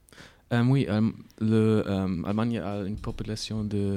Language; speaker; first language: French; non-native, learner; German